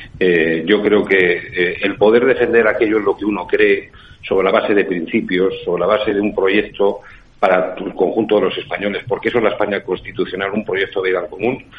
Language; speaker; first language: Spanish; native; Spanish